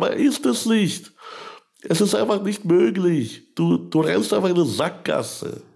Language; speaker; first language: German; early bilingual, other home language; Russian